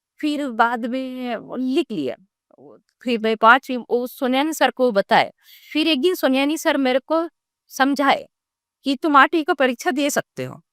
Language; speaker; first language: Hindi; non-native, local second language; Gondi